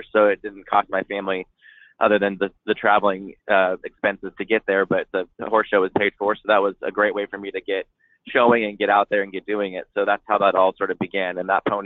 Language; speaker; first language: English; native; English